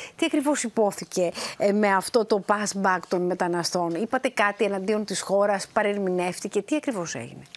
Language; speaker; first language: Greek; native; Greek